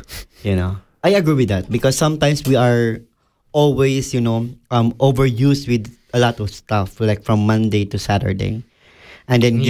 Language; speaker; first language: English; non-native, local second language; Cebuano